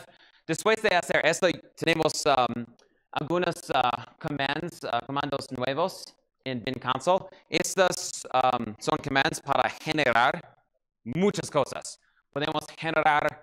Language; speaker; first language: Spanish; non-native, learner; English